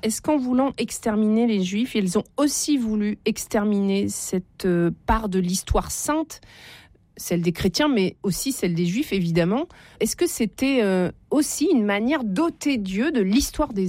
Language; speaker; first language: French; native; French